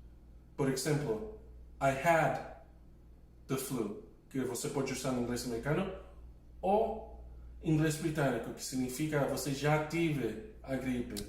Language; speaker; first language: Portuguese; non-native, fluent; English